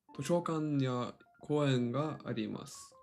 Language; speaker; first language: Japanese; non-native, learner; Swedish